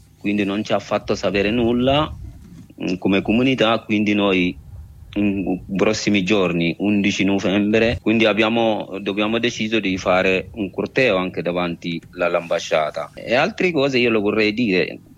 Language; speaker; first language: Italian; non-native, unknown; Arabic